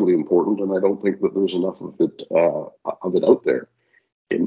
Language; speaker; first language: English; native; English